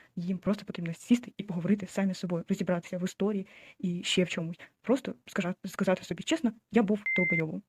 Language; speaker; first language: Ukrainian; non-native, local second language; Russian